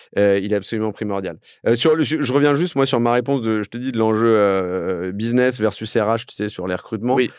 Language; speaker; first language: French; native; French